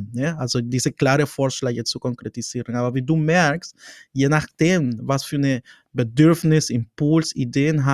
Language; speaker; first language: German; non-native, fluent; Spanish